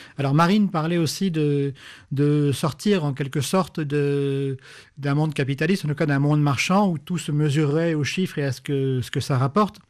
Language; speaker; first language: French; native; French